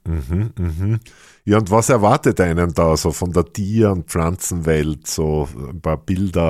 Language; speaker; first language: German; native; German